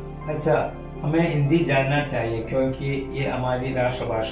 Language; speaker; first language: Hindi; non-native, local second language; Malayalam